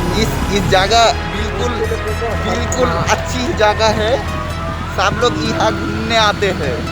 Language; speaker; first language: Hindi; non-native, learner; Bangla